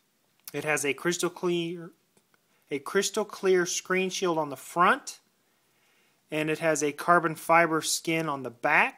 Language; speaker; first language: English; native; English